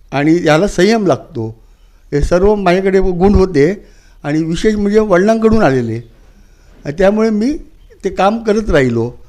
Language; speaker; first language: Marathi; native; Marathi